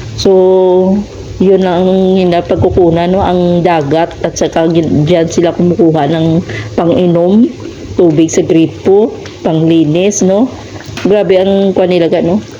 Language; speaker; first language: Filipino; non-native, local second language; Hiligaynon